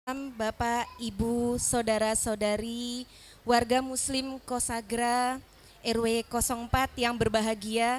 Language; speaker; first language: Indonesian; native; Indonesian